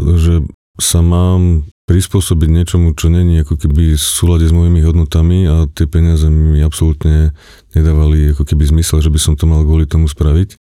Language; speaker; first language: Slovak; native; Slovak